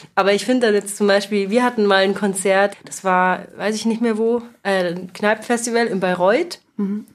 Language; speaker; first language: German; native; German